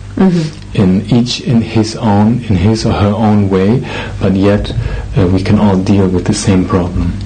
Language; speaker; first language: English; non-native, fluent; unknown